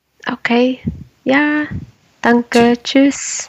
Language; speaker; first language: German; non-native, learner; Spanish